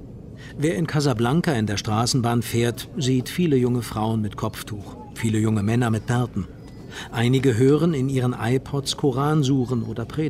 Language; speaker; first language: German; native; German